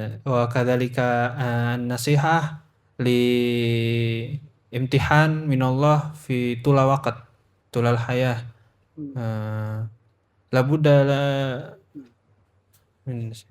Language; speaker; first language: Arabic; non-native, learner; Indonesian